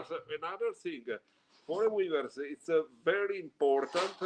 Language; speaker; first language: English; non-native, learner; Italian